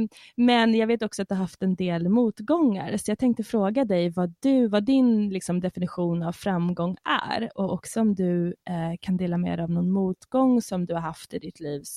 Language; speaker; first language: Swedish; native; Swedish